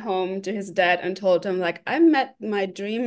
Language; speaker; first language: English; non-native, fluent; German